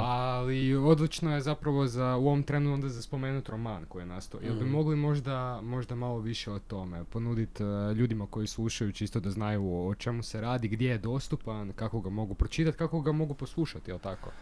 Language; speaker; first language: Croatian; native; Croatian